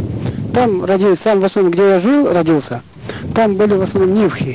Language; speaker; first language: Russian; non-native, local second language; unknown